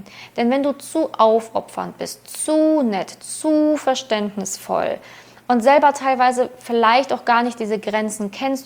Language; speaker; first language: German; native; German